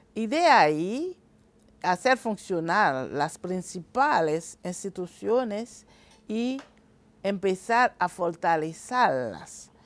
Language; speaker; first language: Spanish; non-native, fluent; Haitian Creole